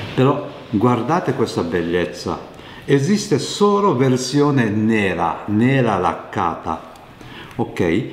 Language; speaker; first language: Italian; non-native, fluent; Japanese